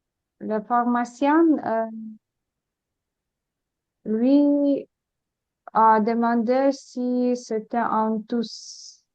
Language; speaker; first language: French; non-native, learner; Ukrainian